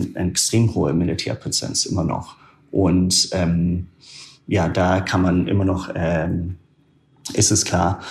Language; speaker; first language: German; non-native, fluent; English